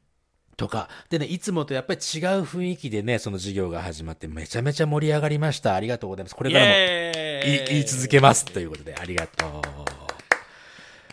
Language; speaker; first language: Japanese; native; Japanese